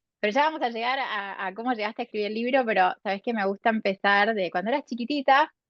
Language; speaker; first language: Spanish; native; Spanish